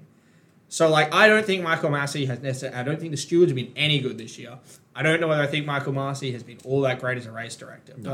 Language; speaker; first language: English; native; English